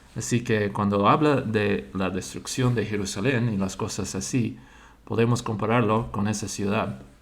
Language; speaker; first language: Spanish; non-native, fluent; English